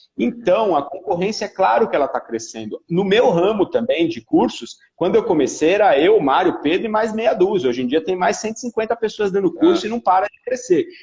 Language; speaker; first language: Portuguese; early bilingual, other home language; Italian